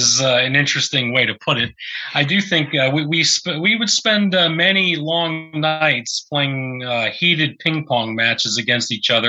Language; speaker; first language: English; native; English